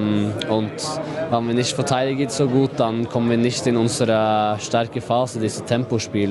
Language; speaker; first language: German; non-native, fluent; Norwegian